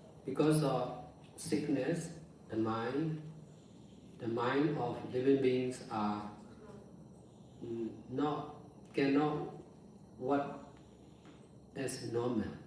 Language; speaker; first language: English; non-native, learner; Burmese